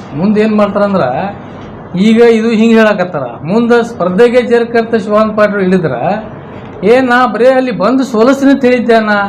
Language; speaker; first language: Kannada; native; Kannada